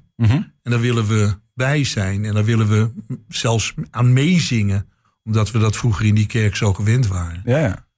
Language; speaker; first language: Dutch; native; Dutch